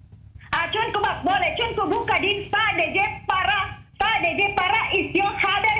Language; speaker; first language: Turkish; non-native, learner; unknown